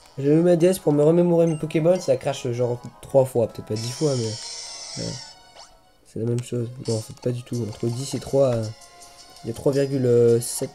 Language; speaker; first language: French; native; French